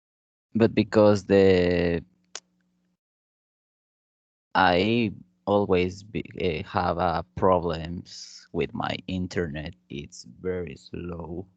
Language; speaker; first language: English; non-native, learner; Spanish